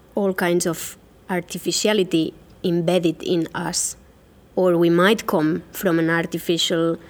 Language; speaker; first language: English; non-native, fluent; Catalan